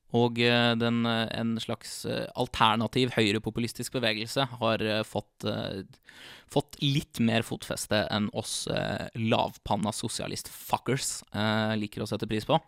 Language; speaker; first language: Norwegian; native; Norwegian